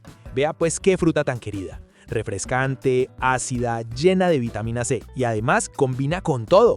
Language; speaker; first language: Spanish; native; Spanish